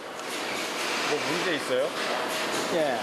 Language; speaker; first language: Korean; non-native, learner; Uzbek